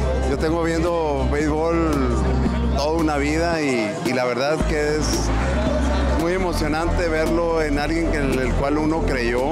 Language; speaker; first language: Spanish; native; Spanish